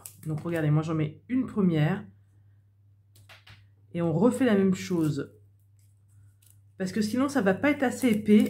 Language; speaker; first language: French; native; French